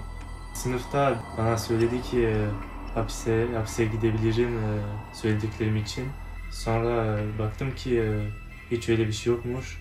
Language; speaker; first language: Turkish; early bilingual, heritage; Turkish